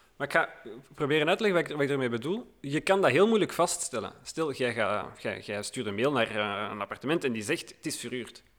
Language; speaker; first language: Dutch; native; Dutch